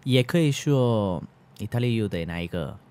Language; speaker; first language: Chinese; non-native, learner; Spanish